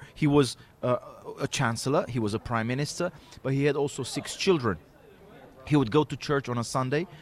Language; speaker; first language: English; non-native, fluent; Romanian